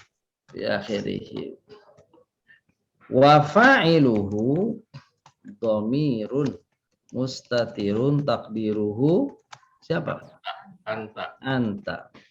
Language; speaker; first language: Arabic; non-native, fluent; Indonesian